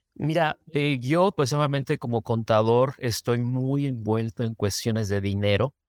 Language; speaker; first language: Spanish; native; Spanish